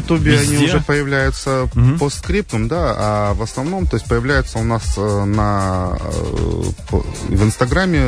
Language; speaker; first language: Russian; native; Russian